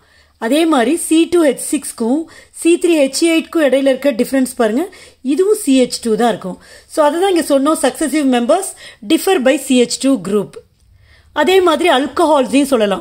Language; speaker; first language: Tamil; native; Tamil